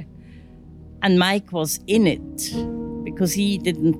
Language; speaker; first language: English; non-native, fluent; Swiss German